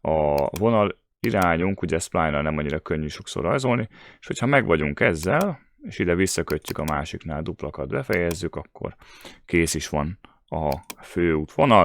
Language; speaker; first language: Hungarian; native; Hungarian